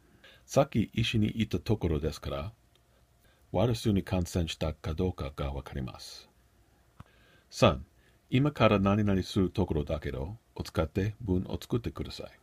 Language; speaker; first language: Japanese; non-native, learner; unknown